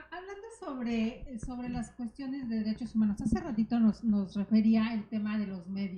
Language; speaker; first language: Spanish; native; Spanish